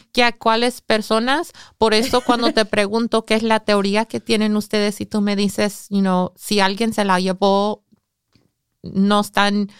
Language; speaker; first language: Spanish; early bilingual, heritage; English